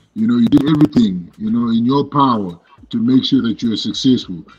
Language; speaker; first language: English; non-native, local second language; Shona